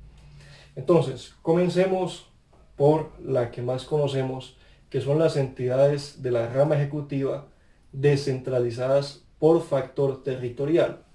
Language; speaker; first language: Spanish; native; Spanish